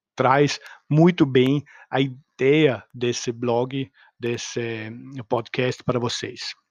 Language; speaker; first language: Portuguese; non-native, fluent; German